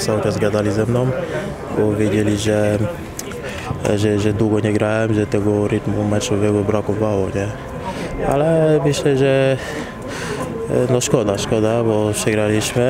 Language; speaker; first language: Polish; non-native, fluent; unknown